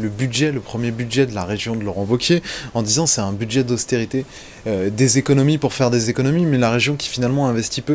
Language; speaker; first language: French; native; French